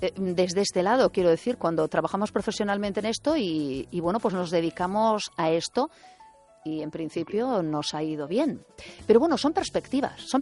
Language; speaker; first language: Spanish; native; Spanish